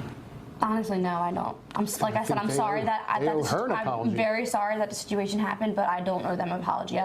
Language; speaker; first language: English; native; English